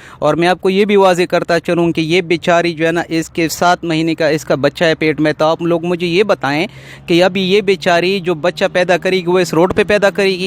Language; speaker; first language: Urdu; non-native, local second language; Pashto